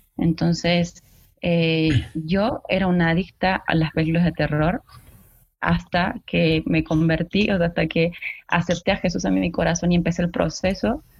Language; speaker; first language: Spanish; native; Spanish